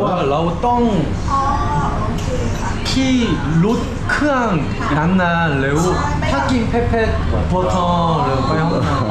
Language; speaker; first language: Thai; non-native, learner; Korean